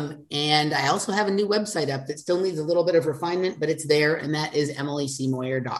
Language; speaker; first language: English; native; English